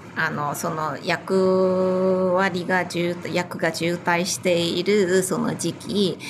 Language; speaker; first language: Japanese; non-native, fluent; Chinese